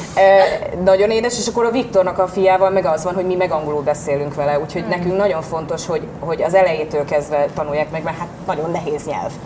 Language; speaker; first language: Hungarian; early bilingual, heritage; Hungarian